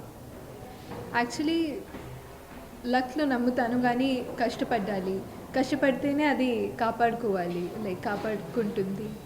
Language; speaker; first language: Telugu; non-native, local second language; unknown